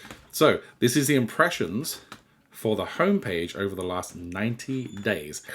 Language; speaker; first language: English; native; English